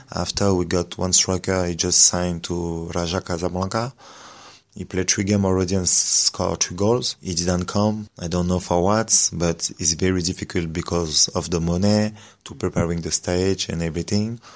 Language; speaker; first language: English; non-native, learner; French